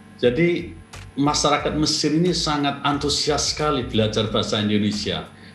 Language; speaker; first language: Indonesian; native; Indonesian